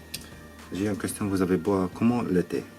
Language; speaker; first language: French; non-native, learner; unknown